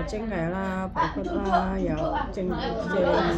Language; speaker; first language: Cantonese; non-native, learner; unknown